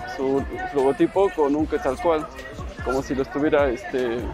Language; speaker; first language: Spanish; native; Spanish